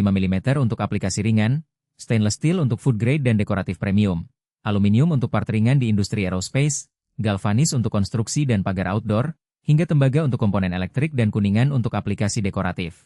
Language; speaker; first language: Indonesian; native; Indonesian